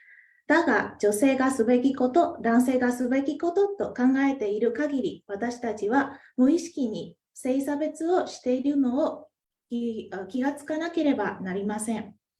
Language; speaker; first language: Japanese; non-native, fluent; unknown